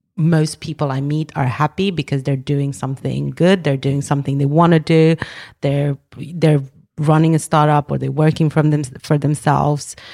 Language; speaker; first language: English; early bilingual, other home language; Romanian